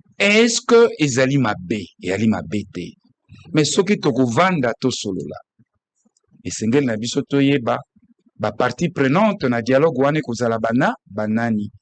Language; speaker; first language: Lingala; non-native, local second language; Kongo